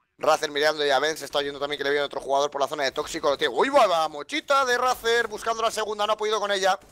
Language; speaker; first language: Spanish; native; Spanish